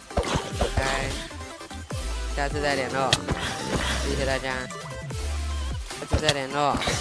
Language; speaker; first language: Chinese; native; Chinese